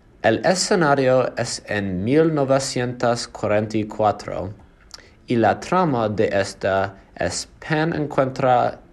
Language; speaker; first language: Spanish; non-native, learner; English